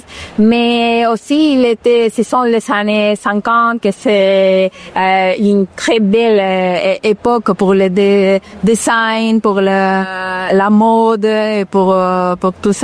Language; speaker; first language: French; non-native, fluent; Spanish